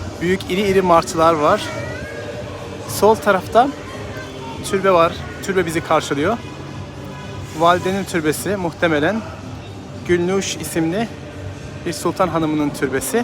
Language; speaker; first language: Turkish; native; Turkish